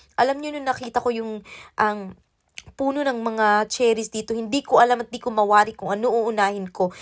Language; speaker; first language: Filipino; non-native, local second language; Cebuano